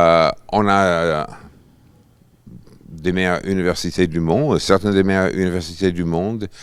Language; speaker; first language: French; non-native, fluent; English